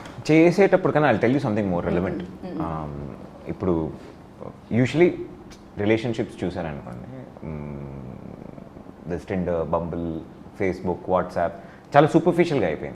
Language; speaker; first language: Telugu; native; Telugu